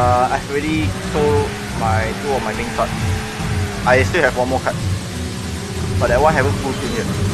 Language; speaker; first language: English; non-native, local second language; Malay